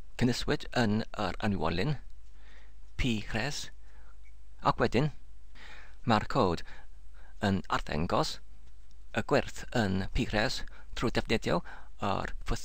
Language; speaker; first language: Welsh; non-native, learner; English